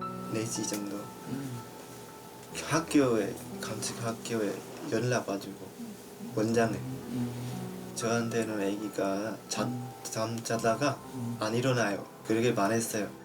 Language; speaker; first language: Korean; non-native, learner; Vietnamese